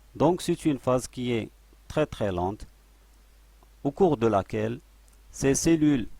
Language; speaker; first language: French; non-native, local second language; Arabic